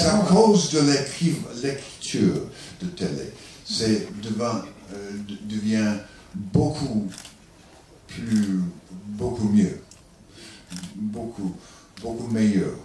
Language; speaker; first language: French; non-native, learner; English